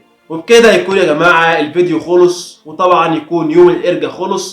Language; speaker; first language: Arabic; native; Arabic